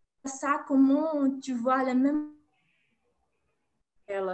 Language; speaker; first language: French; non-native, fluent; Portuguese